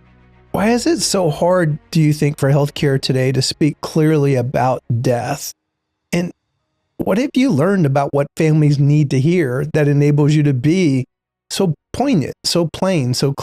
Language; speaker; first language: English; native; English